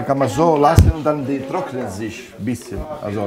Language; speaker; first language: German; non-native, learner; Italian